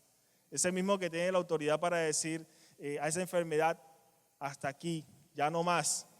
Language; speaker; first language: Spanish; native; Spanish